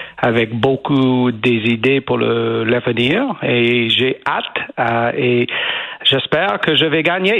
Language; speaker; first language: French; non-native, learner; English